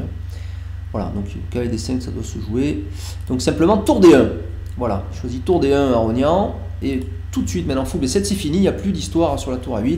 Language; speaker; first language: French; native; French